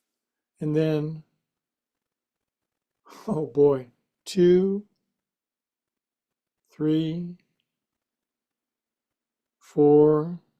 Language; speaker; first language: English; native; English